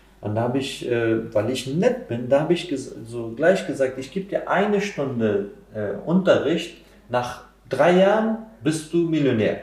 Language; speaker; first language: German; non-native, fluent; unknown